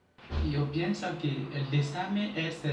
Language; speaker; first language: Spanish; non-native, learner; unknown